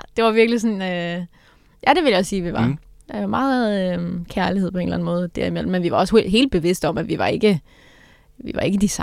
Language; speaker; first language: Danish; native; Danish